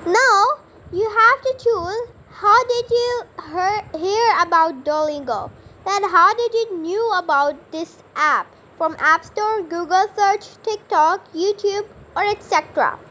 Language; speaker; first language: English; non-native, local second language; Urdu